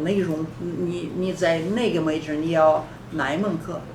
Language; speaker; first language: Chinese; non-native, fluent; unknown